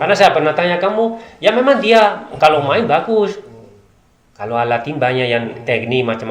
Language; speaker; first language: Indonesian; non-native, learner; Spanish